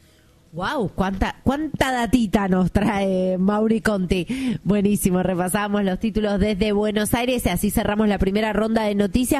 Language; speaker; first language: Spanish; native; Spanish